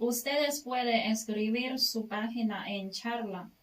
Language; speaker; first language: Spanish; non-native, learner; Chinese